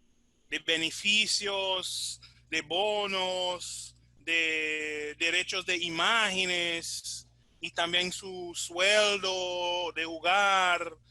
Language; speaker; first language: Spanish; non-native, fluent; English